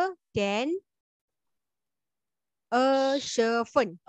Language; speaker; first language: Chinese; non-native, learner; Malay